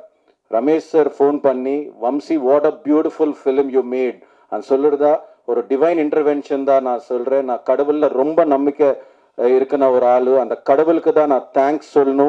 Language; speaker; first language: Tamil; non-native, learner; Telugu